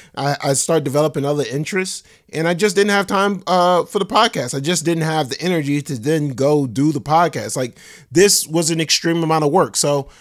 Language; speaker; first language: English; native; English